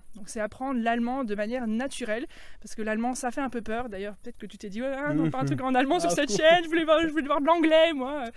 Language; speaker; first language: French; native; French